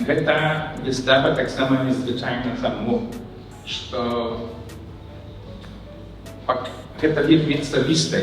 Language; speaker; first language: Polish; non-native, learner; Belarusian